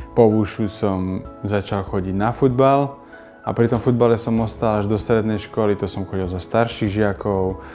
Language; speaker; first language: Slovak; native; Slovak